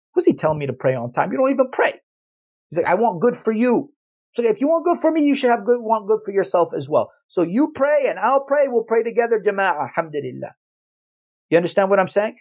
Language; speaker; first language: English; native; English